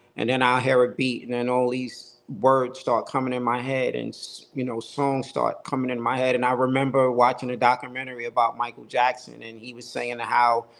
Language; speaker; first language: English; native; English